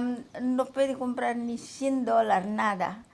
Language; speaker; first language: Spanish; non-native, learner; Filipino